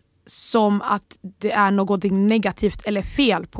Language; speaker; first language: Swedish; early bilingual, other home language; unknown